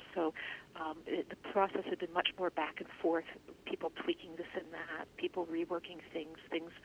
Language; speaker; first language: English; native; English